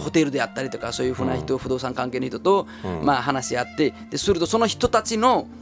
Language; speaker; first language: Japanese; non-native, fluent; Nepali